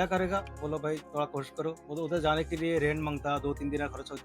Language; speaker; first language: Hindi; non-native, fluent; Bangla